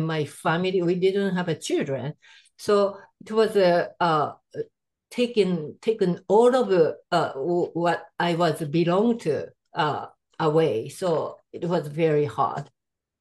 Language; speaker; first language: English; non-native, fluent; Japanese